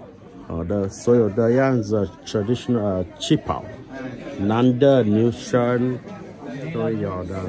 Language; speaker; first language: Chinese; non-native, learner; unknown